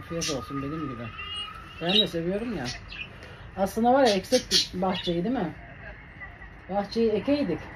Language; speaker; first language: Turkish; native; Turkish